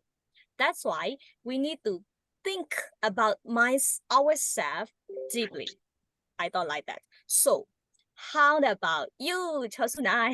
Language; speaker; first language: English; non-native, learner; Burmese